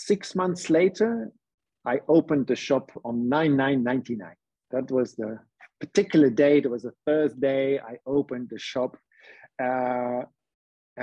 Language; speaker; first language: English; non-native, fluent; Dutch